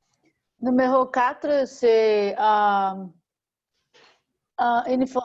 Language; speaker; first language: French; non-native, learner; Portuguese